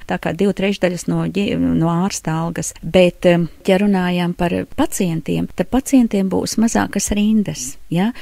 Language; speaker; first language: Latvian; native; Latvian